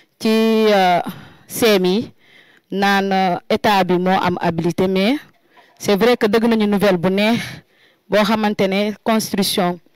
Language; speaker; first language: Wolof; non-native, local second language; Jola-Fonyi